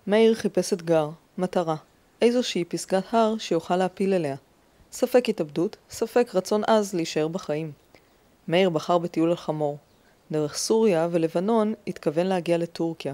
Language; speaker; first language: Hebrew; native; Hebrew